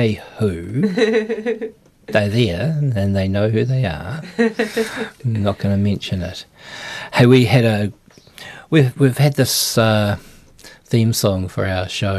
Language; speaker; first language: English; native; English